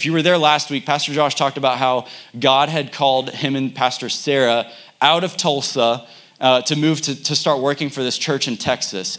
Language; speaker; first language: English; native; English